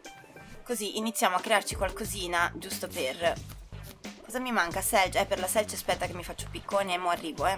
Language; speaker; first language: Italian; native; Italian